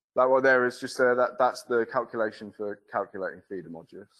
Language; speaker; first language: English; native; English